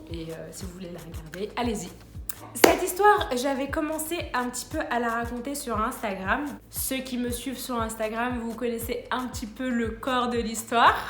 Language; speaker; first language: French; early bilingual, other home language; Arabic